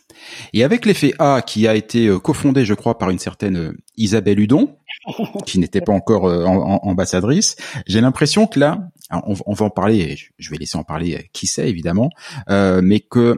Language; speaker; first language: French; native; French